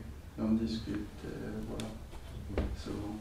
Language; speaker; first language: French; non-native, fluent; Swedish